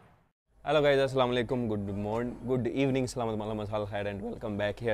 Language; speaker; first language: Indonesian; non-native, fluent; Urdu